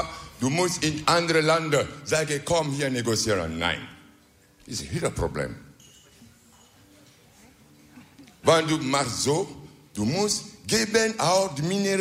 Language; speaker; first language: Dutch; non-native, learner; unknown